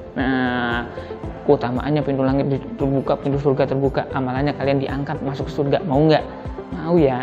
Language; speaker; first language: Indonesian; native; Indonesian